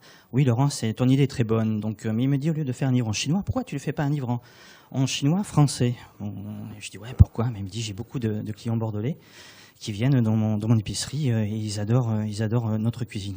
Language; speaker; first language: French; native; French